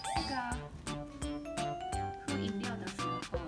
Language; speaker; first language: Chinese; non-native, learner; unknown